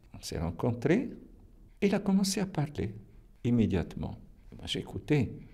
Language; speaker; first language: French; non-native, local second language; Italian